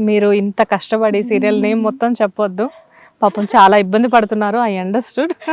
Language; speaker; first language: Telugu; native; Telugu